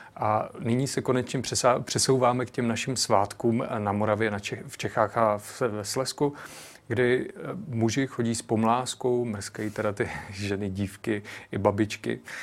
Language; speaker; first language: Czech; native; Czech